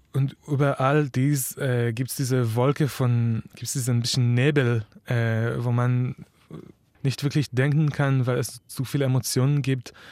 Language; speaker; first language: German; non-native, fluent; Hebrew